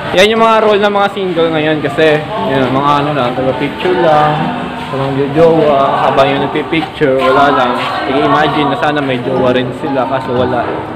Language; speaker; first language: Filipino; non-native, local second language; Hiligaynon